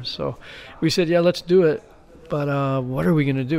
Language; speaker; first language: English; native; English